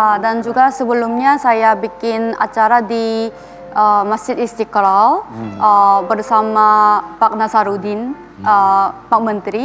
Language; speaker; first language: Indonesian; non-native, fluent; Korean